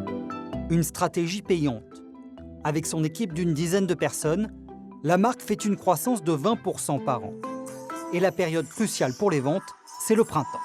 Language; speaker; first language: French; native; French